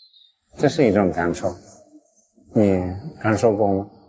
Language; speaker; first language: Chinese; early bilingual, heritage; English